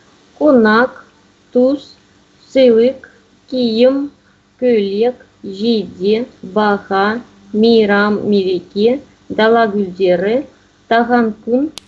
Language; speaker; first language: Kazakh; non-native, learner; Russian